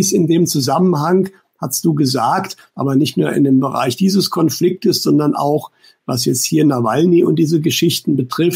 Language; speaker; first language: German; native; German